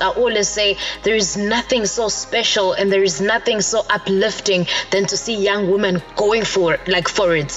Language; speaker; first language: English; non-native, local second language; Zulu